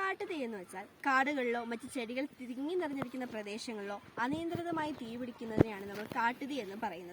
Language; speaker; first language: Malayalam; native; Malayalam